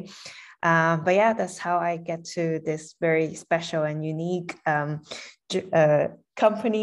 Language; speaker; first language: English; non-native, local second language; Cantonese